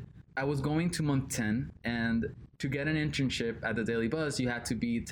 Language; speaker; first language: English; non-native, fluent; Spanish